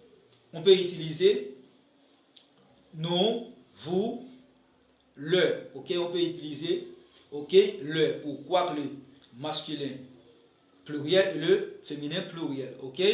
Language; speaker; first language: French; non-native, local second language; Haitian Creole